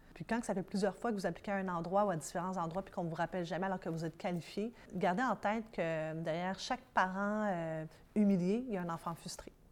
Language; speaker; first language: French; early bilingual, other home language; Arabic